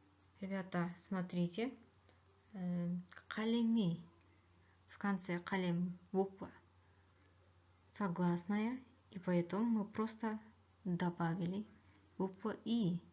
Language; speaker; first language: Russian; non-native, local second language; Kyrgyz